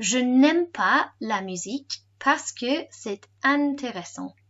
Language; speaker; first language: French; non-native, fluent; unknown